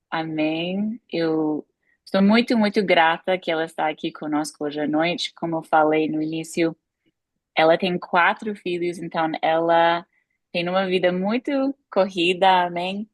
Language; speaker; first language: Portuguese; non-native, fluent; English